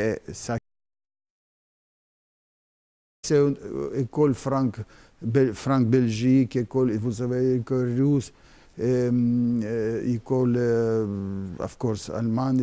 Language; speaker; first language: French; non-native, learner; Russian